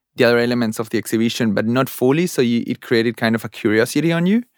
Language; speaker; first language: English; non-native, fluent; Spanish